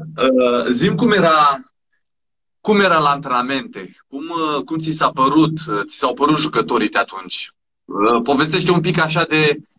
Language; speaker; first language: Romanian; native; Romanian